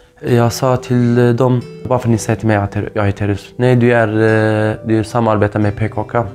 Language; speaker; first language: Swedish; non-native, fluent; Kurdish